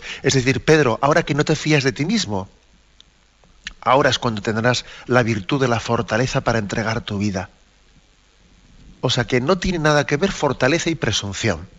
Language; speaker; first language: Spanish; native; Spanish